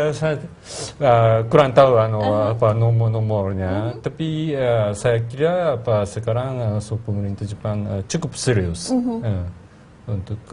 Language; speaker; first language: Indonesian; non-native, learner; Japanese